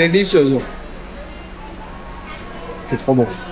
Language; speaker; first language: French; native; French